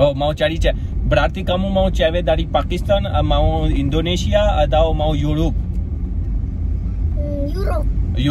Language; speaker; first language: Indonesian; non-native, learner; Urdu